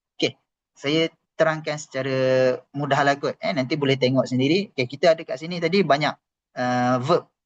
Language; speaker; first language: Malay; native; Malay